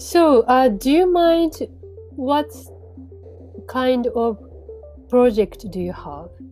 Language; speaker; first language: English; non-native, learner; Japanese